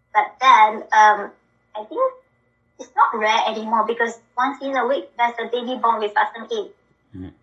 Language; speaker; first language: English; non-native, local second language; Malay